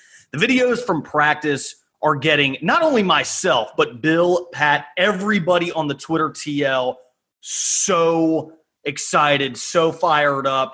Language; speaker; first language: English; native; English